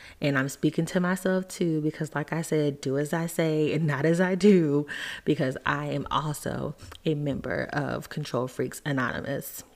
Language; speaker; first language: English; native; English